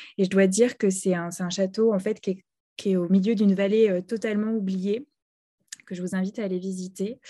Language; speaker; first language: French; native; French